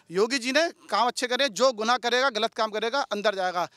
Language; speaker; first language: Hindi; native; Hindi